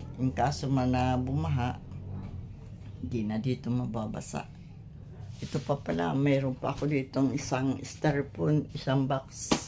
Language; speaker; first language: Filipino; non-native, local second language; Masbatenyo